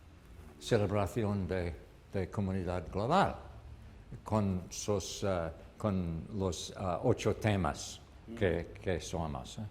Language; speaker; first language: Spanish; non-native, learner; English